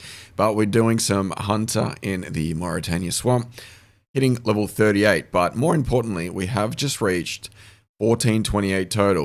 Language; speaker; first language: English; native; English